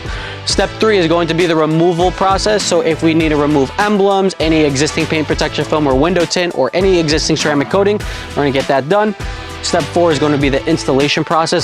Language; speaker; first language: English; native; English